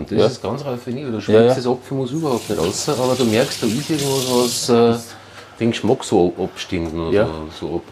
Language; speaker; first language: German; native; German